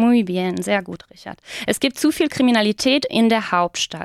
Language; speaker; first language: German; non-native, fluent; Spanish